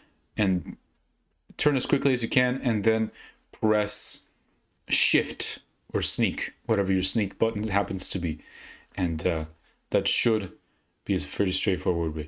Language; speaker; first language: English; native; English